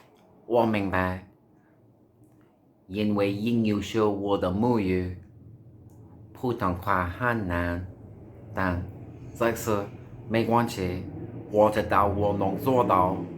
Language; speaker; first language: Chinese; non-native, learner; English